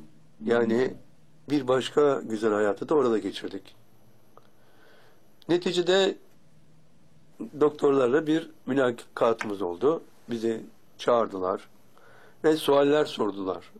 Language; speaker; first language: Turkish; native; Turkish